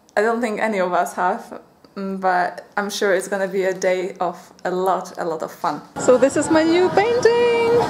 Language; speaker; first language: English; non-native, fluent; Polish